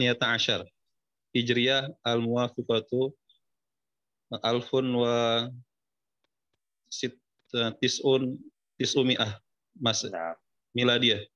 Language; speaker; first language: Arabic; non-native, learner; Indonesian